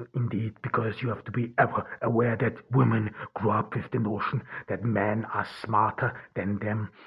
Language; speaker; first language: English; non-native, fluent; Turkish